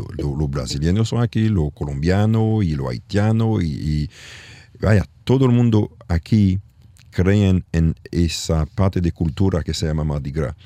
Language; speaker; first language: Spanish; non-native, learner; French